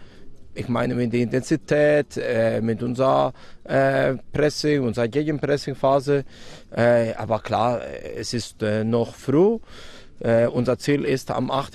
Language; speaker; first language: German; non-native, fluent; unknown